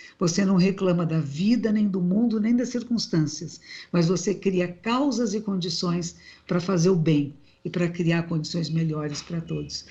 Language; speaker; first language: Portuguese; native; Portuguese